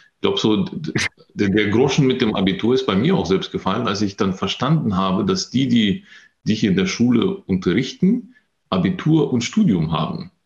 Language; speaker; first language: German; early bilingual, other home language; Russian